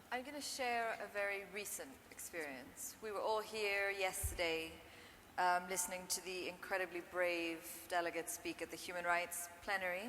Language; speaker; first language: English; non-native, local second language; Urdu